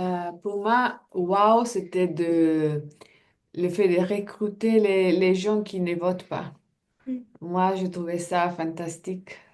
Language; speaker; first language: French; non-native, learner; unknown